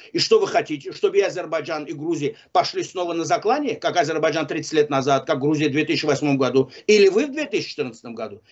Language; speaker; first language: Russian; non-native, local second language; Azerbaijani